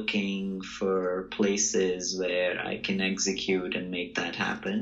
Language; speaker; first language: English; non-native, local second language; Hindi